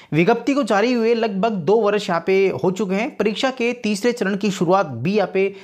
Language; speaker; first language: Hindi; native; Hindi